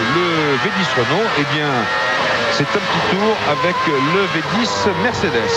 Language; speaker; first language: French; native; French